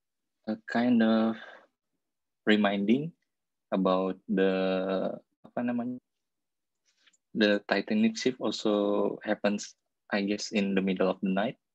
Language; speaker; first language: English; non-native, fluent; Indonesian